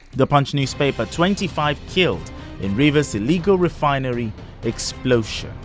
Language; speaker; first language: English; non-native, local second language; Yoruba